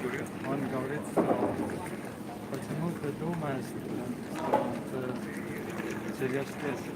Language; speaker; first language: Russian; non-native, learner; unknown